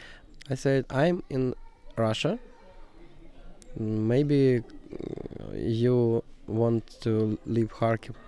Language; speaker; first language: English; non-native, learner; Ukrainian